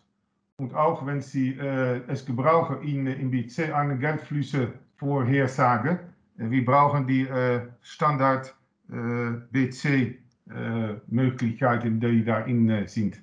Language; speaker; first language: German; non-native, learner; Dutch